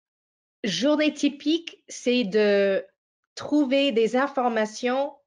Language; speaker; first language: French; non-native, fluent; English